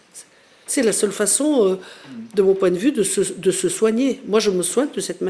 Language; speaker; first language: French; native; French